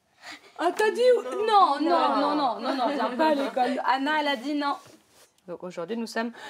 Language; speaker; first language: French; native; French